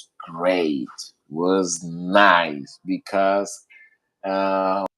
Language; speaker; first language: English; non-native, learner; Spanish